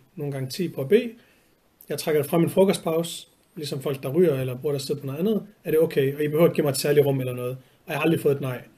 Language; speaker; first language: Danish; early bilingual, other home language; Arabic